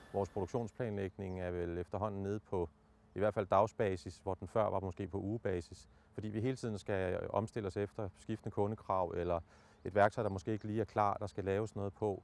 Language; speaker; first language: Danish; native; Danish